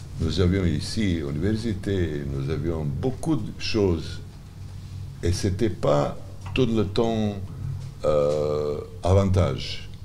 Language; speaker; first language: French; non-native, learner; Serbian